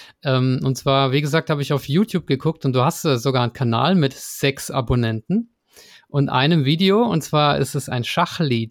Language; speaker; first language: German; native; German